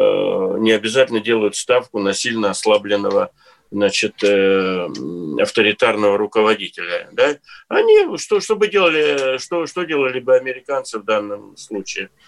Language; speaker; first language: Russian; native; Russian